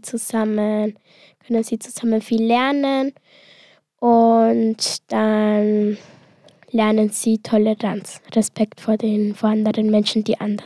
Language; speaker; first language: German; early bilingual, other home language; Spanish